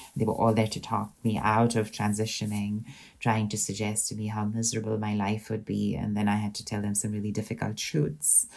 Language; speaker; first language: English; non-native, local second language; Hindi